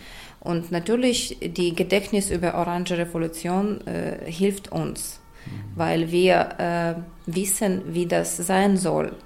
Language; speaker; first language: German; non-native, fluent; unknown